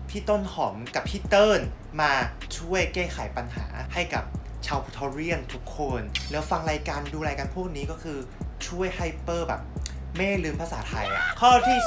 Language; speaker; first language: Thai; non-native, fluent; Chinese